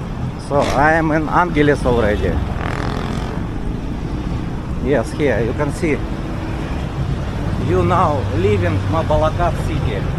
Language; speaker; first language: English; non-native, learner; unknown